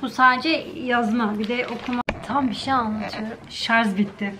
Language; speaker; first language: Turkish; early bilingual, heritage; Turkish